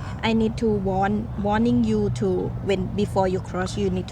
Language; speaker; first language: English; non-native, learner; Thai